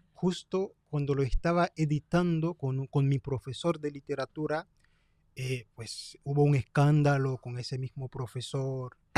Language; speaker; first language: Spanish; non-native, fluent; Haitian Creole